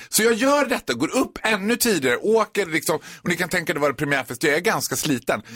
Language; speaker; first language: Swedish; native; Swedish